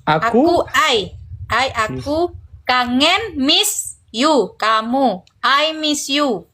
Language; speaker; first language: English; non-native, learner; Indonesian